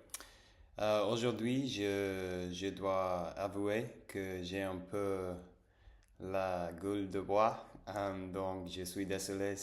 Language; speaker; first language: French; non-native, fluent; Spanish